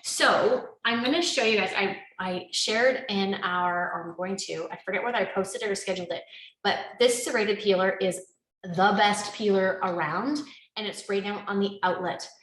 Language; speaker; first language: English; native; English